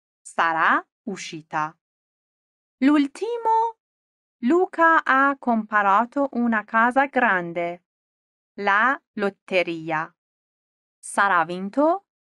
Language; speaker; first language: Italian; non-native, fluent; Persian